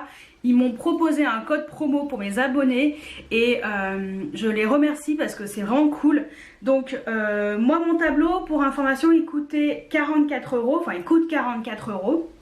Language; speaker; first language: French; native; French